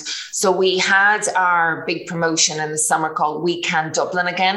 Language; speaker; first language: English; native; English